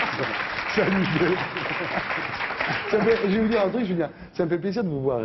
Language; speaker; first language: French; native; French